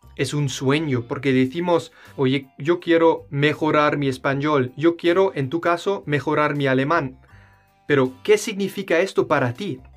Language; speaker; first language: Spanish; non-native, fluent; German